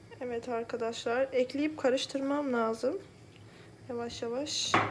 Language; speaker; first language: Turkish; native; Turkish